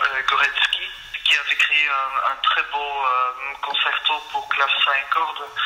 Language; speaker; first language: French; non-native, fluent; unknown